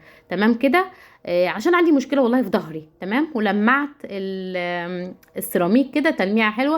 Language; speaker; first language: Arabic; native; Arabic